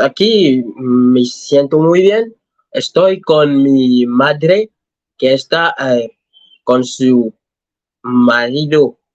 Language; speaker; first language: Spanish; non-native, learner; French